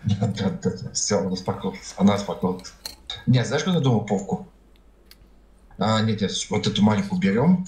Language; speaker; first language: Russian; native; Russian